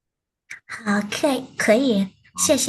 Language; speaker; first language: Chinese; non-native, learner; Vietnamese